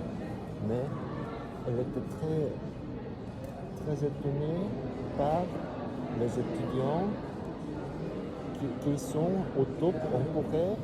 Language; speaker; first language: French; non-native, fluent; Korean